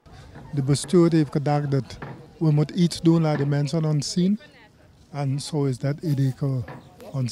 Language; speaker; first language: Dutch; non-native, local second language; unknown